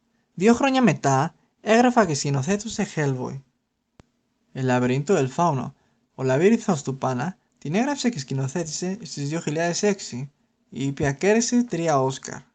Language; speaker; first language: Greek; non-native, learner; Spanish